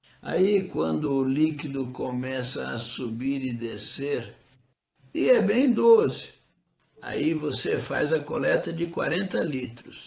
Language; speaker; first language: Portuguese; non-native, fluent; English